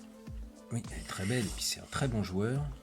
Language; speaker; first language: French; native; French